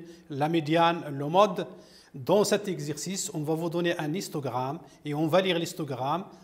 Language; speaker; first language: French; non-native, local second language; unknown